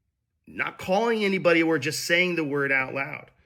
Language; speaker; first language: English; native; English